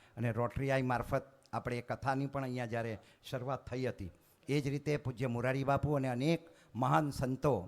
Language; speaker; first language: Gujarati; native; Gujarati